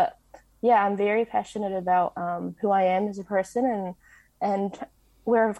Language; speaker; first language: English; native; English